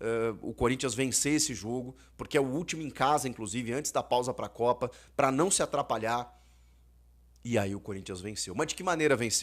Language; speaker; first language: Portuguese; native; Portuguese